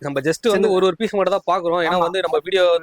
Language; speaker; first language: Tamil; native; Tamil